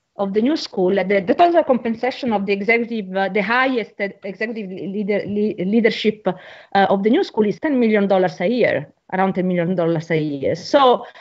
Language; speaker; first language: English; non-native, fluent; Italian